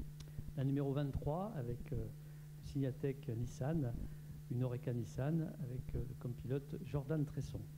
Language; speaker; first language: French; native; French